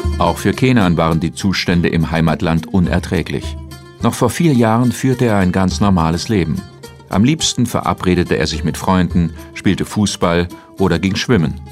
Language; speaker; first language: German; native; German